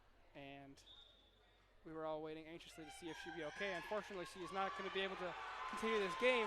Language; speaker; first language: English; native; English